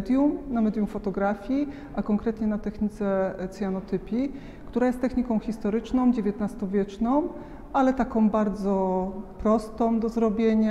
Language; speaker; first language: Polish; native; Polish